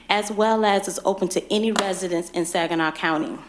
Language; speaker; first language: English; native; English